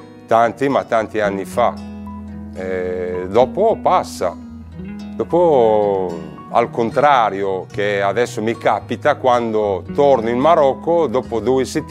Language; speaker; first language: Italian; non-native, fluent; Arabic